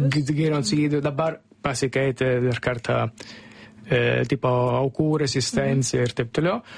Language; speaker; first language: Lithuanian; non-native, learner; Italian